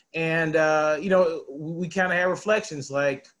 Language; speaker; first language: English; native; English